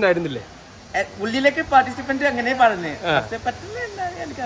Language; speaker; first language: Malayalam; non-native, learner; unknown